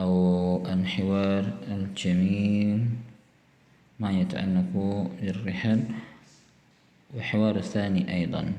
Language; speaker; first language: Arabic; non-native, fluent; Indonesian